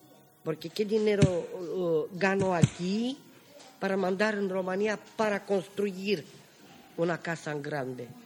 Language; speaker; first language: Spanish; non-native, learner; Romany